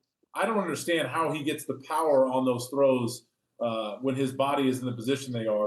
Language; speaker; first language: English; native; English